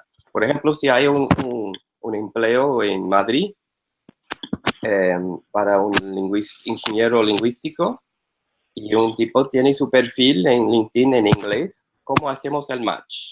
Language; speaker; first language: Spanish; non-native, fluent; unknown